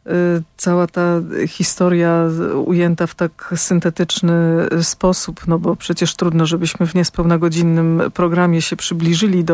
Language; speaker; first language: Polish; native; Polish